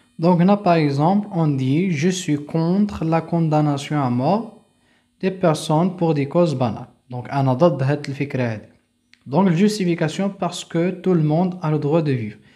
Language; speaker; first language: French; non-native, local second language; Arabic